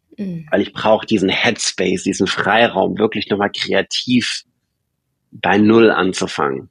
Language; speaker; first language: German; native; German